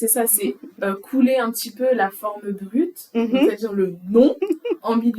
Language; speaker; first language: French; native; French